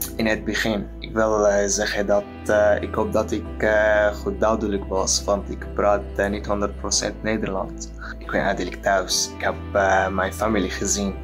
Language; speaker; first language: Dutch; non-native, learner; Arabic